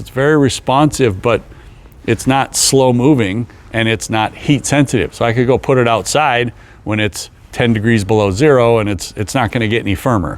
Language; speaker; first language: English; native; English